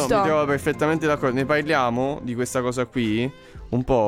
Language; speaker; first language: Italian; native; Italian